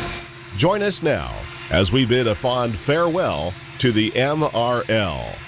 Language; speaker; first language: English; native; English